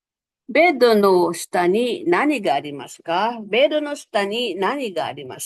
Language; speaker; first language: Japanese; non-native, fluent; Filipino